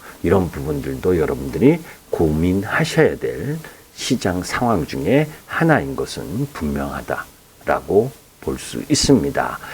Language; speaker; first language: Korean; native; Korean